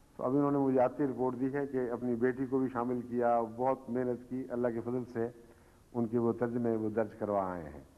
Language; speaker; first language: Urdu; native; Urdu